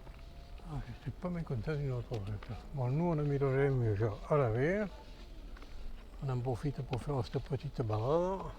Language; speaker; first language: French; native; French